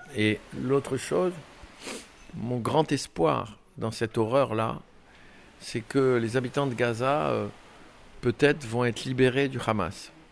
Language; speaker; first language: French; early bilingual, other home language; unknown